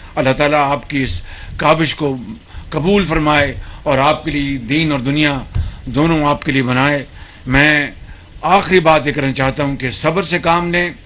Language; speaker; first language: Urdu; non-native, local second language; Punjabi